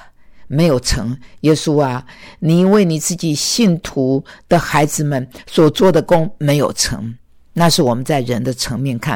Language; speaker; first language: Chinese; native; Chinese